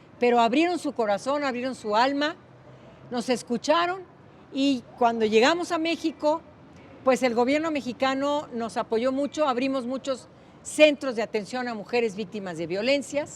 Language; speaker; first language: Spanish; native; Spanish